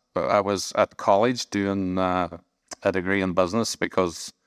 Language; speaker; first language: English; native; English